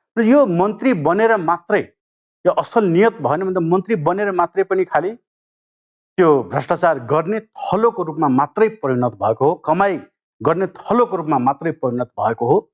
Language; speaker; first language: Nepali; non-native, local second language; Maithili